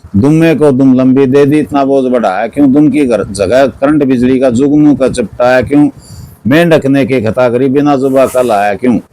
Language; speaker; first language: Hindi; native; Hindi